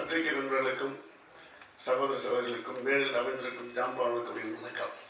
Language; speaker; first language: Tamil; native; Tamil